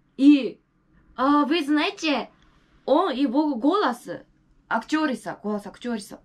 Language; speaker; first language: Russian; non-native, learner; Japanese